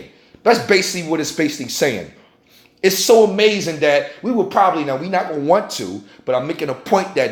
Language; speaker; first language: English; native; English